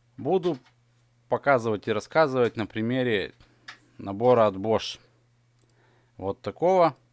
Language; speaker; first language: Russian; native; Russian